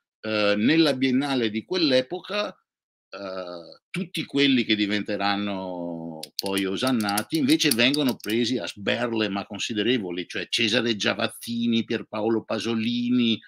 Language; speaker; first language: Italian; native; Italian